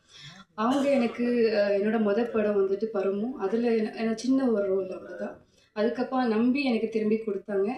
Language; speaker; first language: Tamil; non-native, fluent; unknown